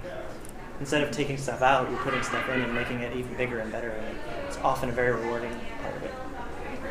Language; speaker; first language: English; native; English